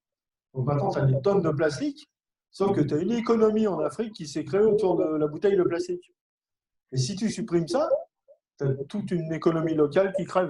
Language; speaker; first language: French; native; French